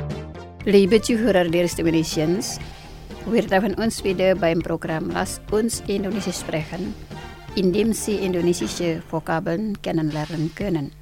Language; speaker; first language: German; non-native, fluent; Indonesian